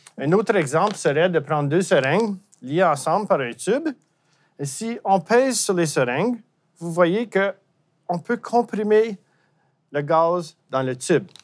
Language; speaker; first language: French; native; French